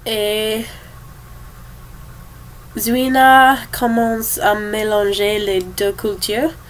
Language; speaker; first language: French; non-native, learner; English